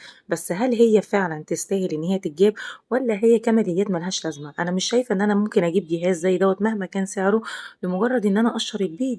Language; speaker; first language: Arabic; native; Arabic